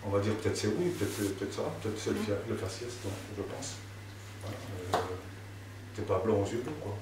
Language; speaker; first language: French; native; French